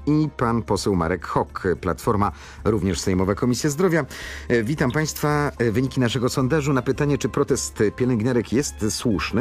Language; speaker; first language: Polish; native; Polish